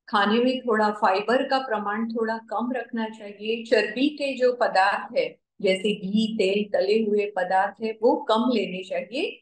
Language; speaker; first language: Hindi; non-native, local second language; Marathi